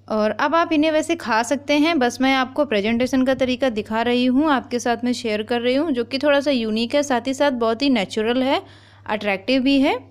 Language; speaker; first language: Hindi; native; Hindi